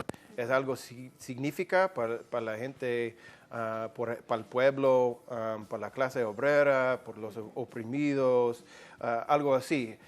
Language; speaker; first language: Spanish; non-native, fluent; English